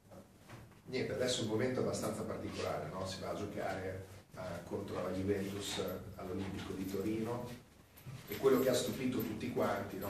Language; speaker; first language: Italian; native; Italian